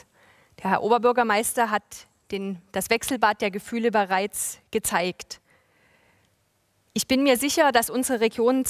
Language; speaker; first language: German; native; German